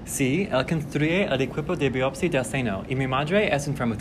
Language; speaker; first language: Spanish; non-native, learner; English